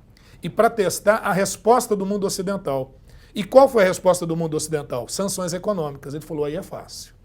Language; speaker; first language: Portuguese; native; Portuguese